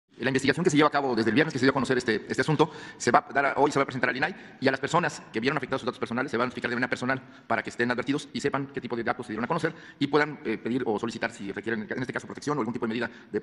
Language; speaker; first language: Spanish; native; Spanish